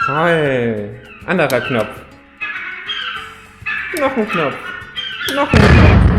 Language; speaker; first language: German; native; German